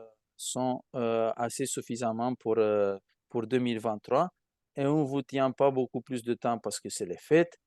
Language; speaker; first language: French; non-native, fluent; Romanian